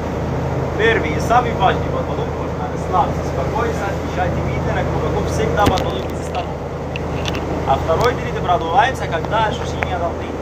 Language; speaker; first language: Russian; non-native, learner; Arabic